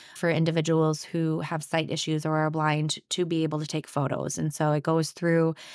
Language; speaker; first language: English; native; English